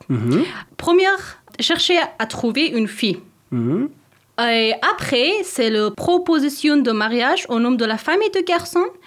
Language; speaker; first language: French; non-native, learner; Persian